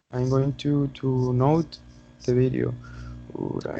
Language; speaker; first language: English; non-native, learner; Spanish